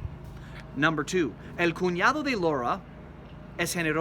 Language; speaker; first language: Spanish; non-native, fluent; English